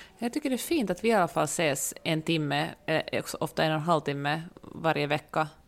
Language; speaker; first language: Swedish; native; Swedish